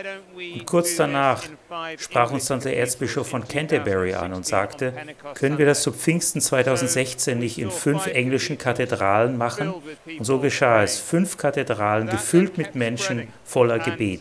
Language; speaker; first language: German; native; German